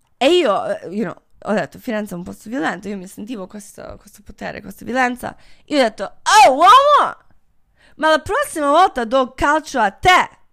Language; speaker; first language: Italian; non-native, fluent; English